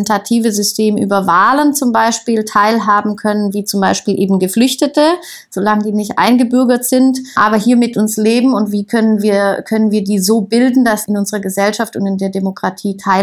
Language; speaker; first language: German; native; German